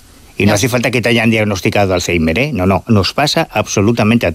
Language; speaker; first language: Spanish; native; Spanish